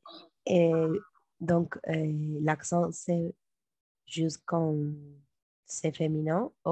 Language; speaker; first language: French; non-native, learner; Spanish